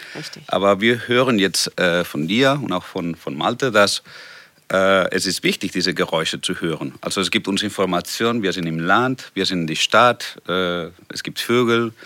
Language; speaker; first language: German; non-native, fluent; Spanish